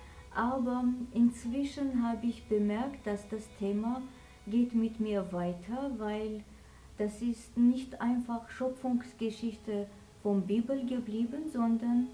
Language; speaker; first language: German; non-native, fluent; Armenian